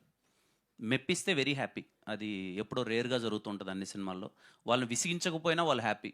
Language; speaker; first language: Telugu; native; Telugu